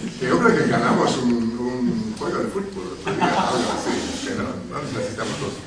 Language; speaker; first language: Spanish; non-native, fluent; English